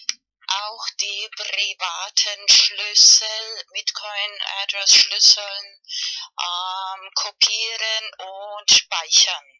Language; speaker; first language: German; non-native, fluent; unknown